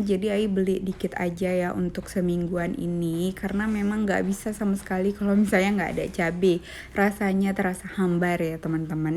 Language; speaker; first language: Indonesian; native; Indonesian